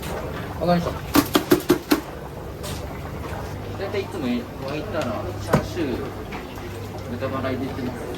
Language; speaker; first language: Japanese; native; Japanese